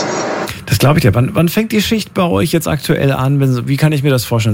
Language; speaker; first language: German; native; German